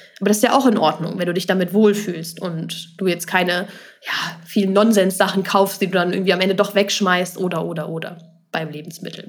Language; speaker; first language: German; native; German